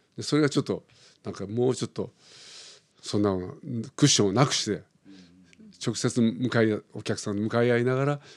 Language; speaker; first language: Japanese; native; Japanese